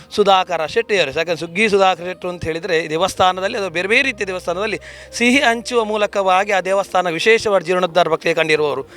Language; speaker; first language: Kannada; native; Kannada